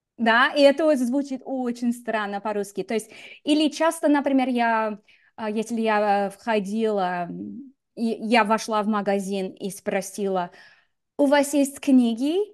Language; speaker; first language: Russian; non-native, fluent; English